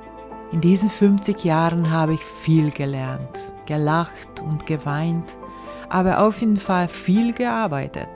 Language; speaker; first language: German; non-native, fluent; Hungarian